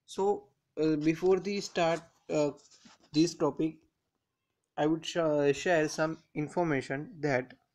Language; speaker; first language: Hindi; non-native, local second language; Gujarati